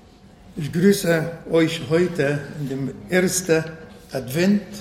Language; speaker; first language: German; non-native, fluent; Arabic